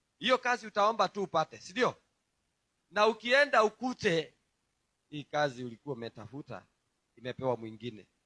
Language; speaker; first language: Swahili; non-native, local second language; Kikuyu